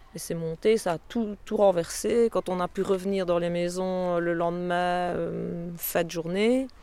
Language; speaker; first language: French; native; French